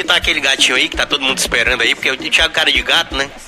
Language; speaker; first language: Portuguese; native; Portuguese